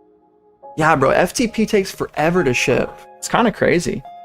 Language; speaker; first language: English; native; English